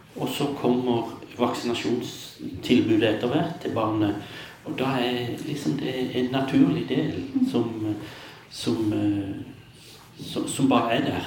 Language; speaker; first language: Norwegian; native; Norwegian